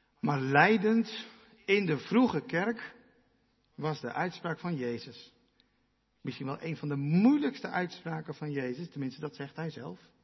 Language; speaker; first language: Dutch; non-native, local second language; Western Frisian